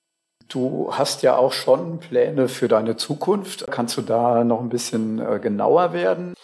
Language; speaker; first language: German; native; German